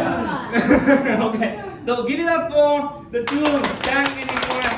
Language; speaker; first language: English; non-native, learner; Vietnamese